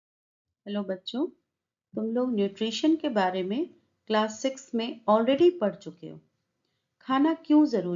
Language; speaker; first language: Hindi; native; Hindi